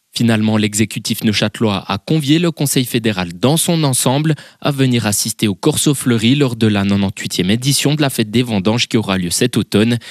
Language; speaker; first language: French; native; French